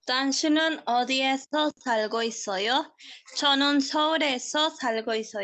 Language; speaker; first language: Korean; non-native, learner; Spanish